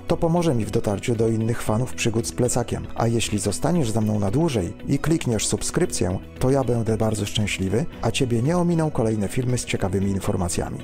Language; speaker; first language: Polish; native; Polish